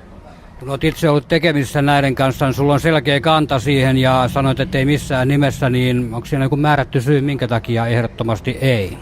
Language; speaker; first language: Finnish; native; Finnish